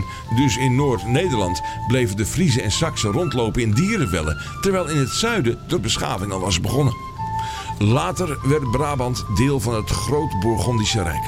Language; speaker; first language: Dutch; native; Dutch